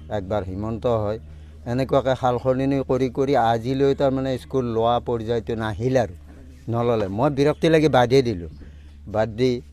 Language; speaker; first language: Assamese; native; Assamese